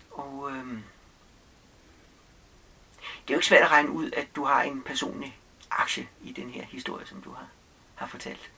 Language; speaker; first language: Danish; native; Danish